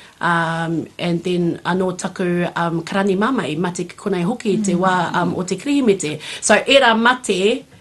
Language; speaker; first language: Māori; non-native, local second language; English